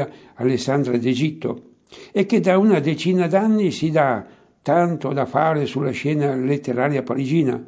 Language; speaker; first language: Italian; native; Italian